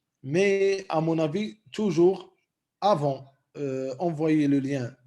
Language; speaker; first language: French; non-native, local second language; Arabic